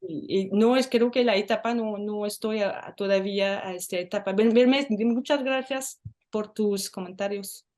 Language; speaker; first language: Spanish; non-native, learner; French